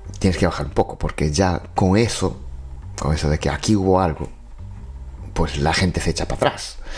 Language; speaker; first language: Spanish; non-native, fluent; Japanese